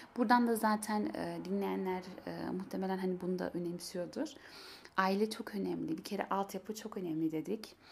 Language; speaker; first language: Turkish; early bilingual, heritage; Turkish